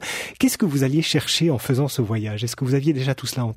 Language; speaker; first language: French; native; French